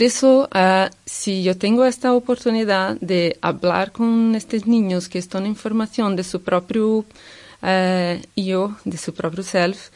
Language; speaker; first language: Spanish; non-native, fluent; Portuguese